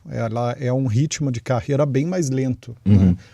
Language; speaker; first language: Portuguese; native; Portuguese